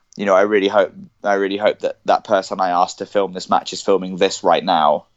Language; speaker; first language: English; native; English